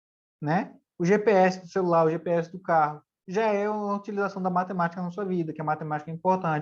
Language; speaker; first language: Portuguese; native; Portuguese